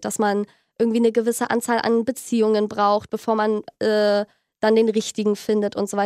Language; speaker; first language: German; native; German